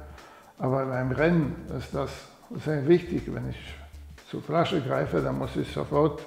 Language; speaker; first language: German; non-native, fluent; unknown